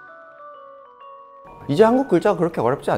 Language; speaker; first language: Korean; native; Korean